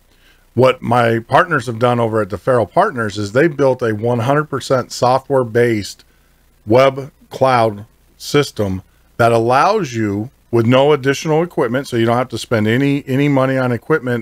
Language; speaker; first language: English; native; English